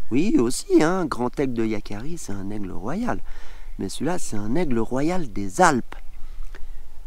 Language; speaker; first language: French; native; French